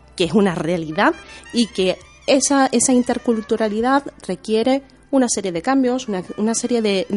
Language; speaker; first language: Spanish; native; Spanish